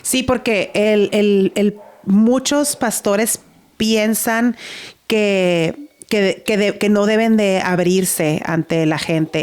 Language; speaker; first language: Spanish; native; Spanish